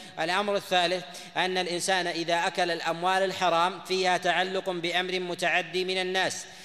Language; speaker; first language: Arabic; native; Arabic